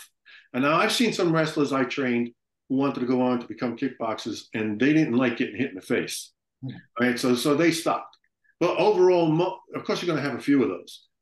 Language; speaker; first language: English; native; English